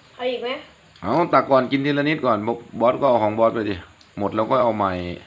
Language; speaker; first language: Thai; native; Thai